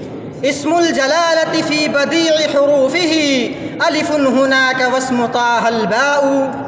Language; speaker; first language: Arabic; non-native, learner; Urdu